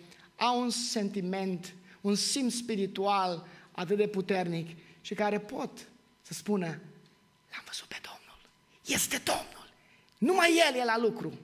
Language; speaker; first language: Romanian; native; Romanian